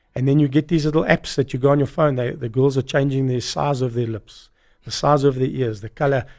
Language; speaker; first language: English; native; English